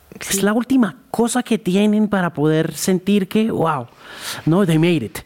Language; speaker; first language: Spanish; native; Spanish